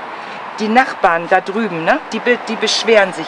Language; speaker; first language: German; native; German